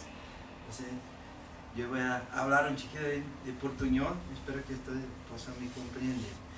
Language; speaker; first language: Spanish; non-native, learner; Portuguese